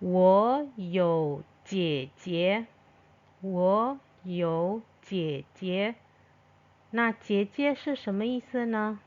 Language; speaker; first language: Chinese; non-native, fluent; Indonesian